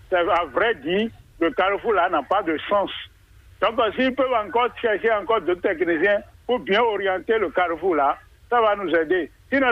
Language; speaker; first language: French; non-native, local second language; Fon